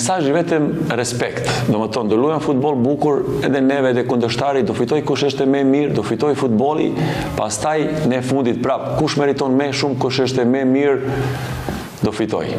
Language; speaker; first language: Albanian; non-native, learner; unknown